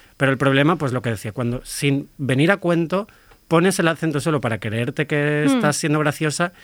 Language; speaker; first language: Spanish; native; Spanish